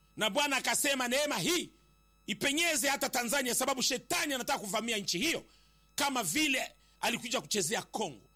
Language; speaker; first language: Swahili; native; Swahili